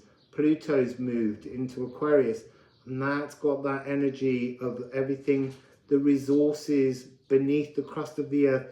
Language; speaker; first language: English; native; English